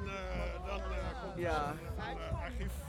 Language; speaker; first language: German; non-native, learner; Dutch